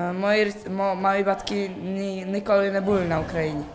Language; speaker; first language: Ukrainian; early bilingual, heritage; Ukrainian